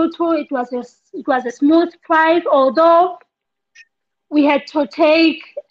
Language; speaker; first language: English; non-native, local second language; Southern Sotho